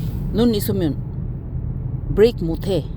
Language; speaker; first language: Korean; non-native, learner; Filipino